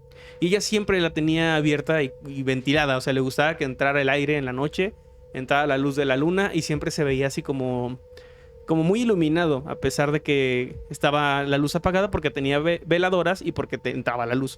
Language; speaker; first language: Spanish; native; Spanish